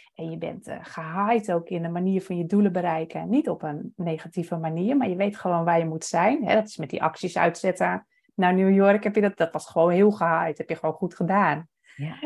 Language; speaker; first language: Dutch; native; Dutch